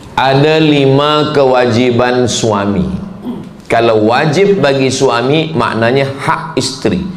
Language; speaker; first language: Malay; native; Malay